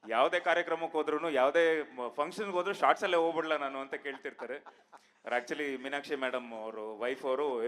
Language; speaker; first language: Kannada; native; Kannada